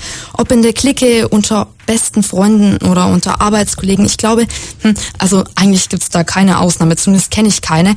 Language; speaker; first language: German; native; German